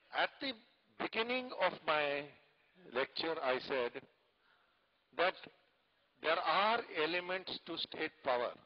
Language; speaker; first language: English; non-native, local second language; Tamil